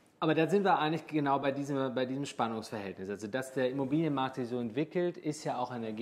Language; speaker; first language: German; native; German